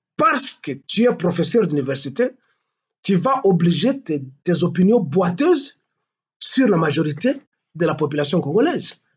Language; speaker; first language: French; non-native, local second language; Swahili